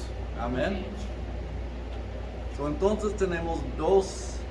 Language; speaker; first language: Spanish; early bilingual, heritage; Spanish